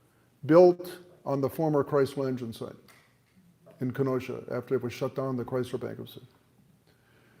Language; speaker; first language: English; native; English